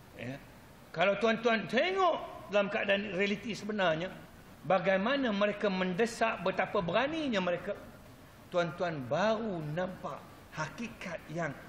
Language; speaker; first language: Malay; non-native, local second language; Chinese